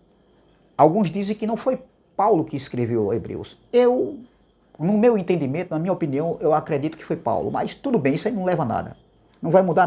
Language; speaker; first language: Portuguese; native; Portuguese